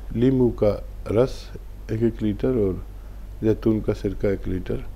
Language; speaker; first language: Hindi; native; Hindi